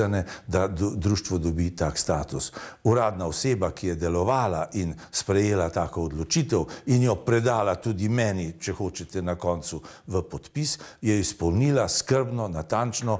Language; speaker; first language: Slovenian; native; Slovenian